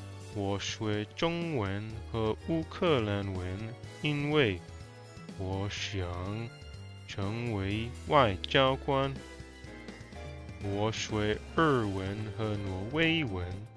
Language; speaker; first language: Chinese; non-native, learner; English